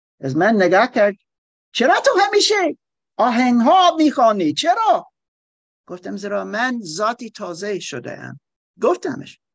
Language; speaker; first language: Persian; non-native, learner; German